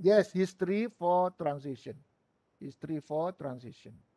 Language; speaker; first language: English; non-native, local second language; Malay